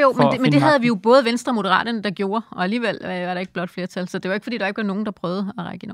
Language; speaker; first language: Danish; native; Danish